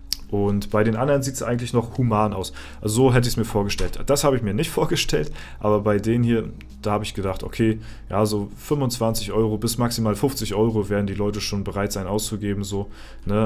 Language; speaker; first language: German; native; German